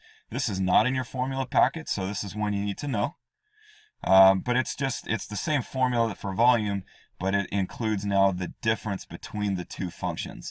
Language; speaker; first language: English; native; English